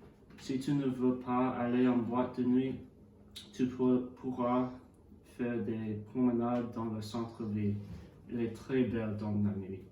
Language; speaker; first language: French; non-native, learner; English